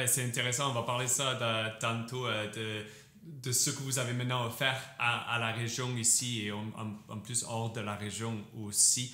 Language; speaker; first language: French; native; French